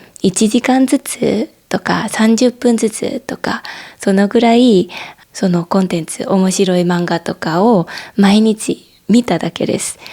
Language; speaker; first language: Japanese; non-native, fluent; Korean